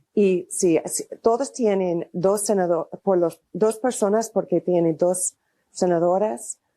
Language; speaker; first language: Spanish; non-native, fluent; English